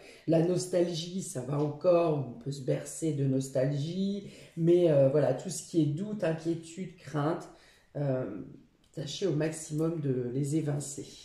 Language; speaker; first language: French; native; French